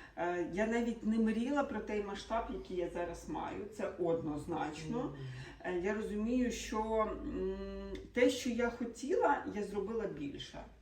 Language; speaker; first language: Ukrainian; non-native, local second language; Russian